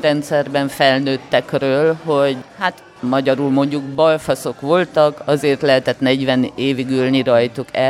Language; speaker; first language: Hungarian; native; Hungarian